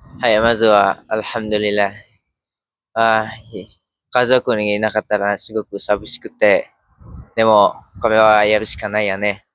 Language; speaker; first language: Japanese; non-native, learner; Indonesian